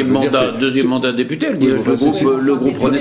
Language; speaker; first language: French; native; French